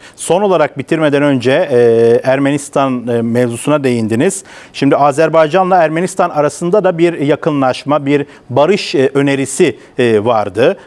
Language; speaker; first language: Turkish; native; Turkish